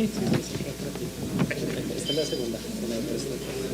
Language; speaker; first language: Spanish; native; Spanish